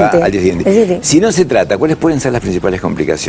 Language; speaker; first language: Spanish; native; Spanish